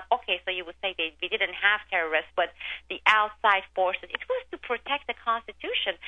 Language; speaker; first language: English; non-native, fluent; Turkish